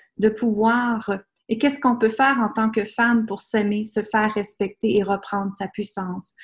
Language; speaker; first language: French; native; French